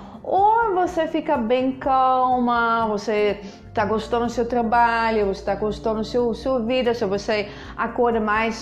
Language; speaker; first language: Portuguese; non-native, fluent; Dutch